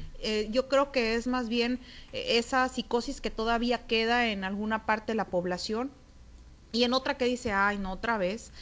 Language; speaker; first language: Spanish; native; Spanish